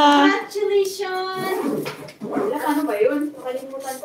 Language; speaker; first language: Filipino; native; Filipino